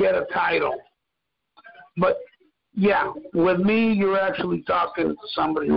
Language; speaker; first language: English; non-native, fluent; Spanish